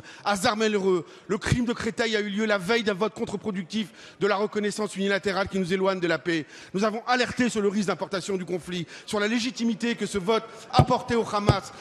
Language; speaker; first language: French; native; French